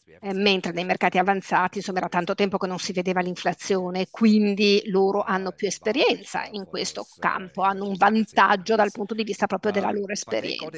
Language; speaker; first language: Italian; native; Italian